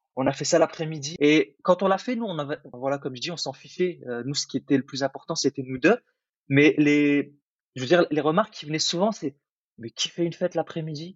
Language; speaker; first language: French; early bilingual, other home language; Arabic